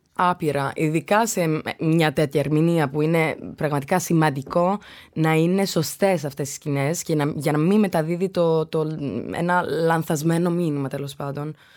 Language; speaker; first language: Greek; early bilingual, heritage; Greek